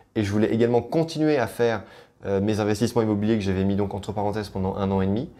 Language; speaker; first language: French; native; French